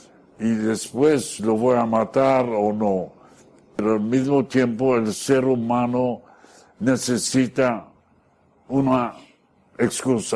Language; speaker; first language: Spanish; non-native, fluent; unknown